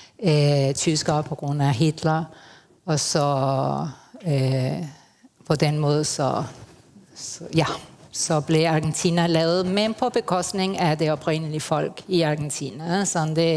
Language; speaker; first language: Danish; non-native, fluent; Spanish